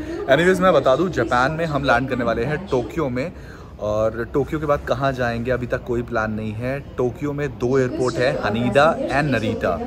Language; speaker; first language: Hindi; native; Hindi